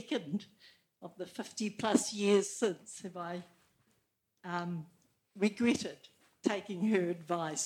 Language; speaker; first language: English; native; English